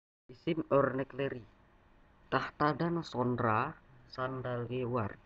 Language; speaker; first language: Turkish; non-native, learner; Indonesian